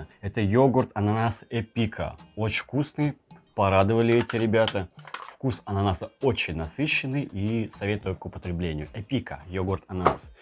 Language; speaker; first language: Russian; native; Russian